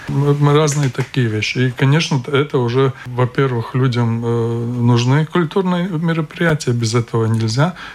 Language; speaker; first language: Russian; non-native, local second language; Latvian